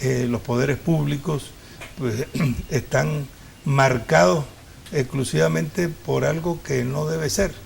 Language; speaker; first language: Spanish; native; Spanish